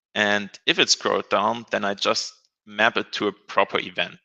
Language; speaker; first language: English; non-native, fluent; German